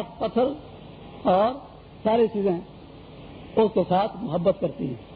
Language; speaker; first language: Urdu; non-native, local second language; Pashto